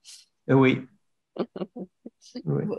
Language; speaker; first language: French; non-native, learner; English